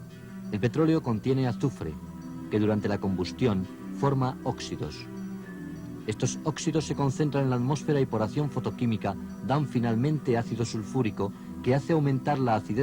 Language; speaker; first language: Spanish; native; Spanish